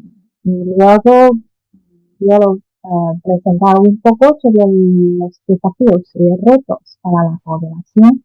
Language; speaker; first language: Spanish; non-native, fluent; Chinese